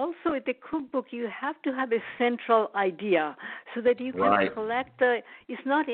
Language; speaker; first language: English; non-native, local second language; Bangla